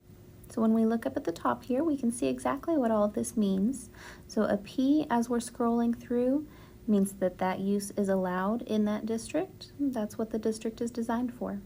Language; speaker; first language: English; native; English